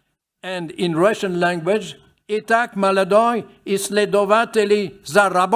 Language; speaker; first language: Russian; non-native, learner; French